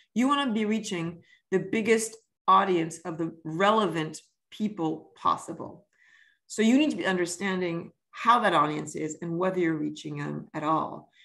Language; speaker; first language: English; early bilingual, other home language; French